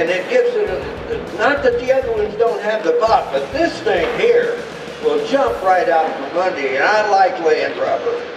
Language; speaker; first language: English; native; English